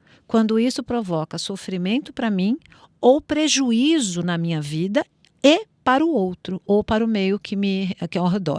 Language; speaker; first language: Portuguese; native; Portuguese